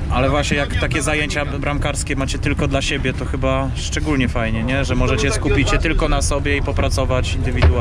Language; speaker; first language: Polish; native; Polish